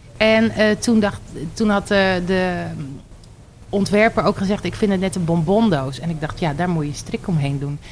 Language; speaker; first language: Dutch; native; Dutch